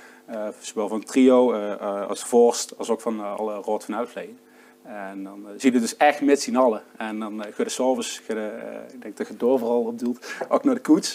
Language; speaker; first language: Dutch; native; Dutch